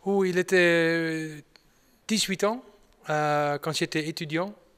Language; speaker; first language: French; non-native, learner; Dutch